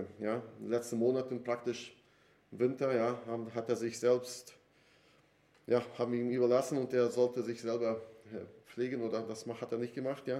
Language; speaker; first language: German; non-native, fluent; Portuguese